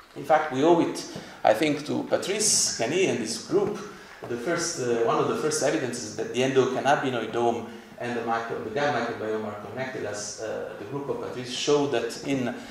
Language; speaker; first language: English; non-native, fluent; Italian